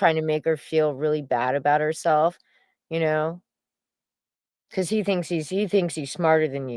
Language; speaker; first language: English; native; English